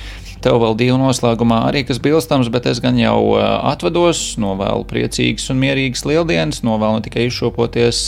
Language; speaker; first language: Latvian; native; Latvian